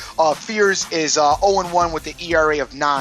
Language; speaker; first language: English; native; English